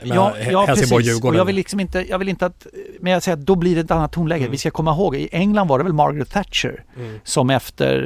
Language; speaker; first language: Swedish; native; Swedish